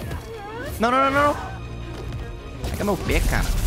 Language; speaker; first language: Portuguese; native; Portuguese